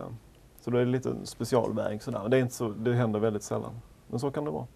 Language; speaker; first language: Swedish; native; Swedish